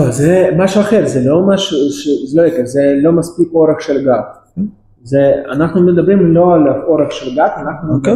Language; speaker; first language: Hebrew; non-native, fluent; Russian